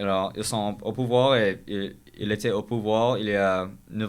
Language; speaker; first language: French; non-native, learner; English